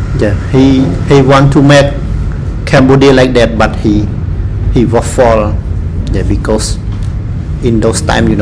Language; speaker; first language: English; non-native, learner; Khmer